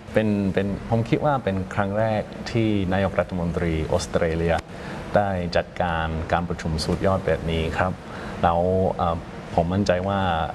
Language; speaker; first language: Thai; non-native, fluent; English